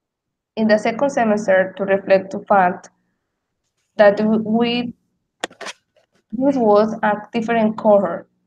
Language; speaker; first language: English; non-native, learner; Spanish